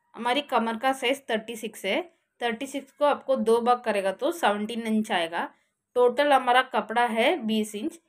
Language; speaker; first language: Hindi; non-native, local second language; Marathi